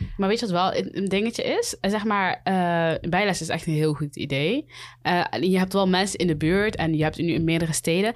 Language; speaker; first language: Dutch; early bilingual, other home language; Somali